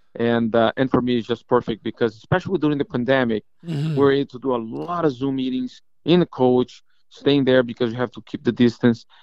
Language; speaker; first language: English; non-native, fluent; Portuguese